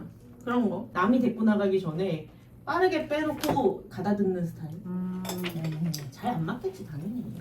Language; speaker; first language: Korean; native; Korean